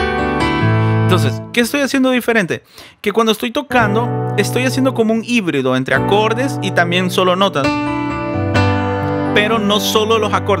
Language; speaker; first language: Spanish; native; Spanish